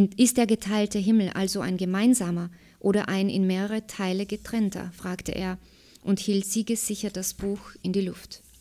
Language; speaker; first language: German; early bilingual, other home language; Slovak